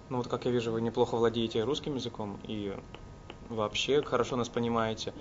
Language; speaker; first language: Russian; native; Russian